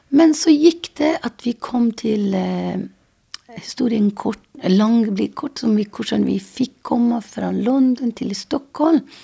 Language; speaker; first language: Norwegian; non-native, fluent; Persian